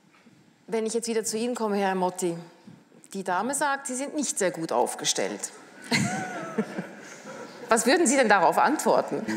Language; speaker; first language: German; native; German